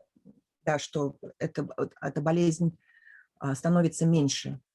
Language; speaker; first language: Russian; native; Russian